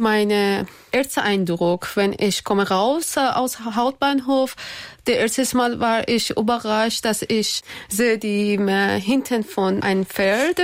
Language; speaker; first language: German; non-native, learner; Persian